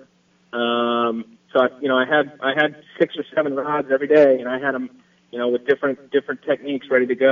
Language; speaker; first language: English; native; English